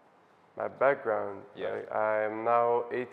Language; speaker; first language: English; non-native, fluent; Dutch